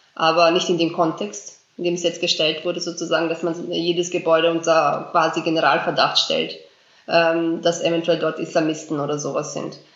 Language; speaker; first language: German; early bilingual, other home language; Bosnian